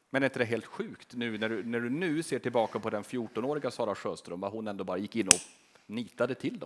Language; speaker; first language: Swedish; native; Swedish